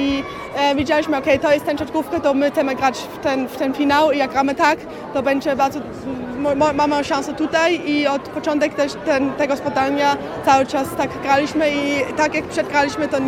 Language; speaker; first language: Polish; early bilingual, heritage; Polish